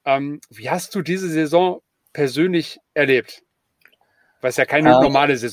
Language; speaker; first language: German; native; German